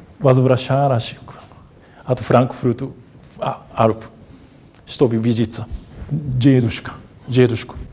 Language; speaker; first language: Russian; non-native, fluent; Japanese